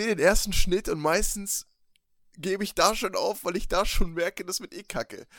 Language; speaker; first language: German; early bilingual, other home language; Turkish